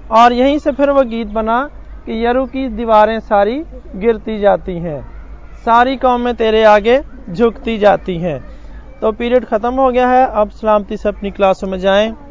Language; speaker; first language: Urdu; non-native, local second language; Punjabi